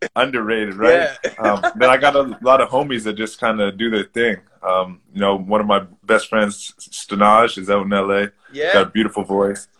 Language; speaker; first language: English; native; English